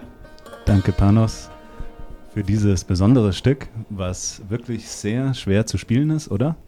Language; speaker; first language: German; native; German